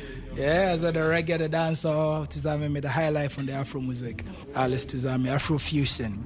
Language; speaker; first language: German; non-native, fluent; Akan